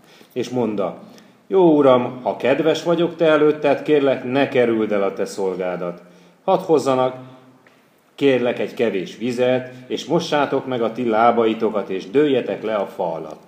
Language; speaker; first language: Hungarian; native; Hungarian